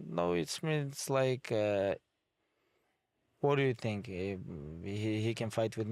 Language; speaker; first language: English; non-native, fluent; Avaric